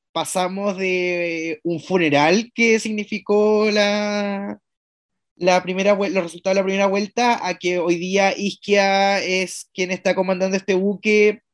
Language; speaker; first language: Spanish; native; Spanish